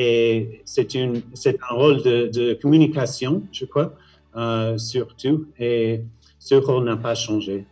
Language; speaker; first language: French; non-native, fluent; English